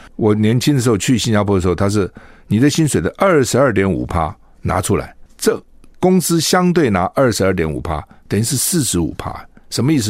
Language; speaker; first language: Chinese; native; Chinese